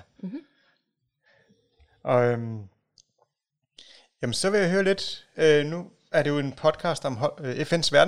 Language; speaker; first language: Danish; native; Danish